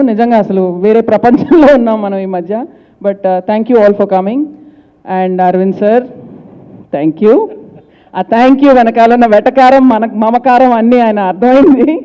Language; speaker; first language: Telugu; native; Telugu